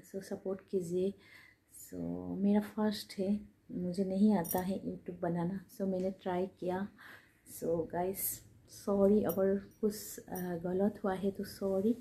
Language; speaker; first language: Hindi; non-native, local second language; Assamese